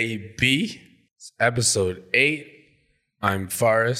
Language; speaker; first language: English; native; English